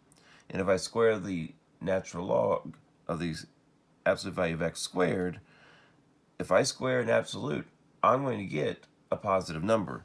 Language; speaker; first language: English; native; English